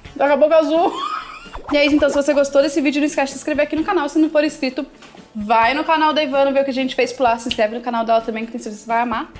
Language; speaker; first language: Portuguese; native; Portuguese